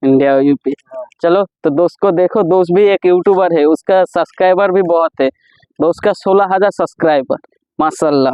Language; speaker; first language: Hindi; non-native, learner; Bangla